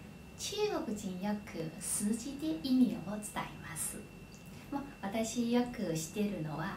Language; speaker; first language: Japanese; non-native, fluent; Chinese